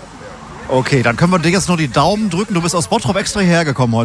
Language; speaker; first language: German; native; German